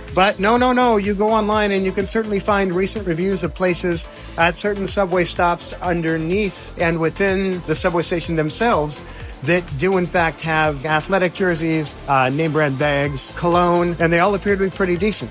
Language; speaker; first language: English; native; English